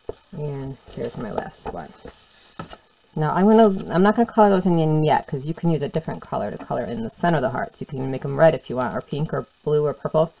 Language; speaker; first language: English; native; English